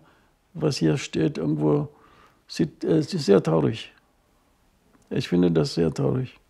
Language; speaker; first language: German; non-native, fluent; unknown